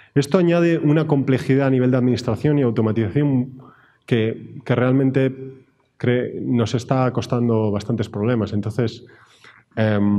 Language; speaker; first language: Spanish; native; Spanish